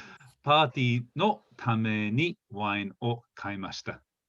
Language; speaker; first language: Japanese; non-native, fluent; English